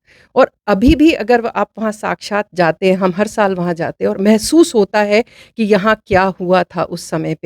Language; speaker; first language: Hindi; native; Hindi